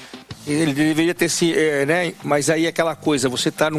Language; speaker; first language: Portuguese; native; Portuguese